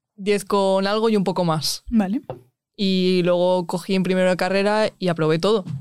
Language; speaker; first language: Spanish; native; Spanish